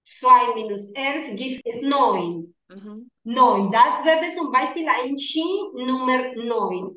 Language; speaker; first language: German; non-native, learner; Spanish